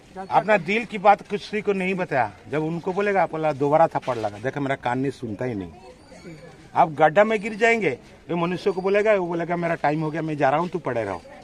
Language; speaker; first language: Hindi; non-native, local second language; Odia